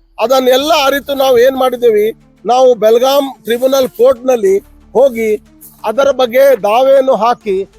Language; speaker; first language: Kannada; non-native, local second language; Urdu